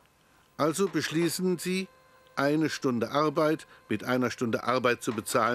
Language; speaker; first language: German; native; German